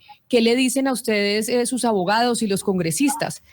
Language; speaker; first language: Spanish; native; Spanish